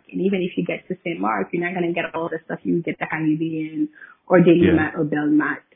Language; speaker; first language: English; early bilingual, other home language; Haitian Creole